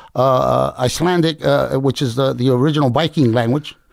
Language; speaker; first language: English; native; English